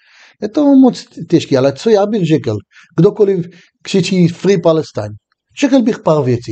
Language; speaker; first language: Czech; non-native, fluent; Hebrew